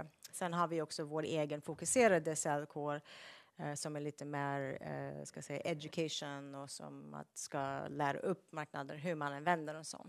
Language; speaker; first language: Swedish; non-native, fluent; English